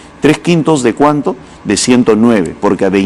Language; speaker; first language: Spanish; native; Spanish